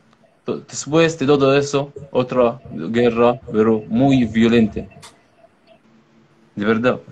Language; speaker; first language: Spanish; non-native, learner; Arabic